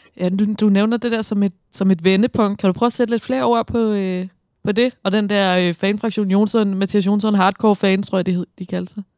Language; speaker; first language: Danish; native; Danish